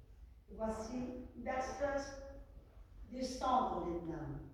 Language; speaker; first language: French; non-native, fluent; Vietnamese